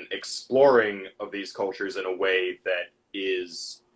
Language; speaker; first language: English; native; English